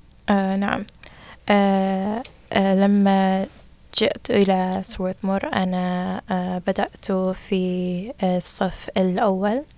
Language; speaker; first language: Arabic; non-native, learner; English